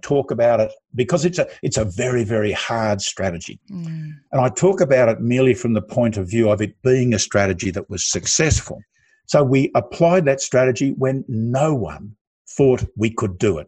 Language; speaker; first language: English; native; English